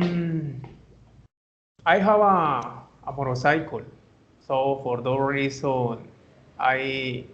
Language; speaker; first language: English; non-native, learner; Spanish